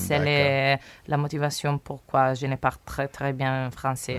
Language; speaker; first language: French; non-native, learner; Italian